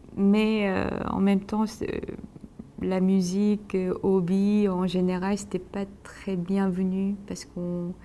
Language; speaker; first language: French; non-native, fluent; Korean